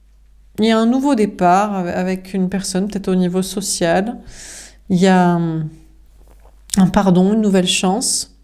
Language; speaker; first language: French; native; French